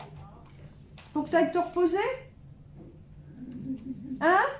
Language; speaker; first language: French; native; French